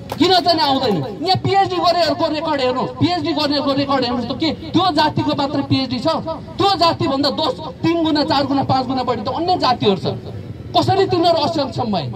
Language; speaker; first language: Nepali; non-native, local second language; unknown